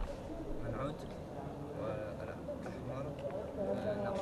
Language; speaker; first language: Arabic; non-native, learner; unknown